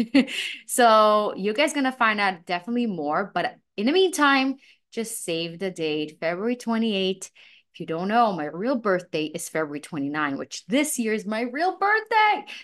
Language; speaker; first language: English; non-native, fluent; Russian